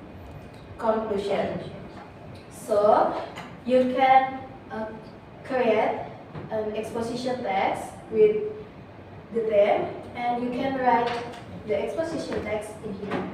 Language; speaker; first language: English; non-native, learner; Indonesian